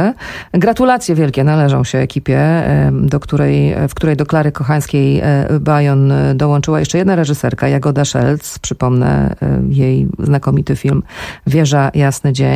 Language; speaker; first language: Polish; native; Polish